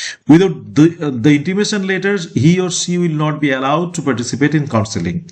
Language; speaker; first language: English; non-native, local second language; Bangla